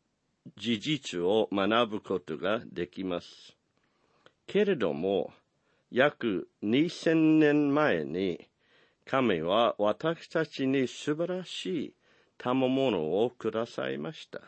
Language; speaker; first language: Japanese; non-native, fluent; English